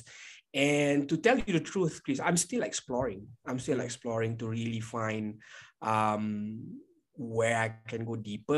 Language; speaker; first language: English; non-native, local second language; Malay